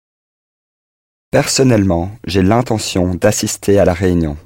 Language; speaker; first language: French; non-native, learner; English